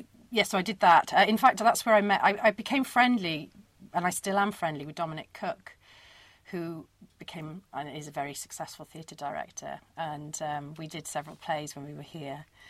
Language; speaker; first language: English; native; English